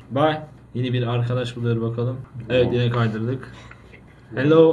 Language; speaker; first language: Turkish; native; Turkish